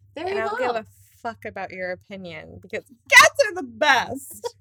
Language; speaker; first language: English; native; English